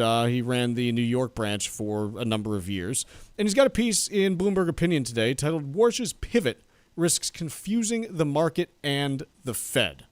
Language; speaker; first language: English; native; English